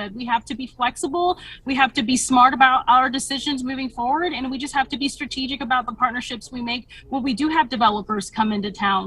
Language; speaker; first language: English; early bilingual, other home language; Spanish